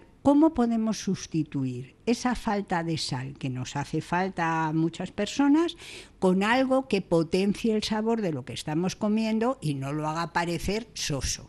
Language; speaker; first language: Spanish; native; Spanish